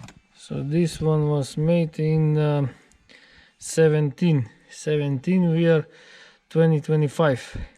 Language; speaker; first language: English; non-native, fluent; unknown